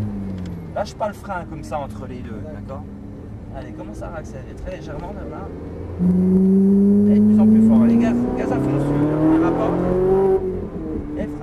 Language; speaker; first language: French; native; French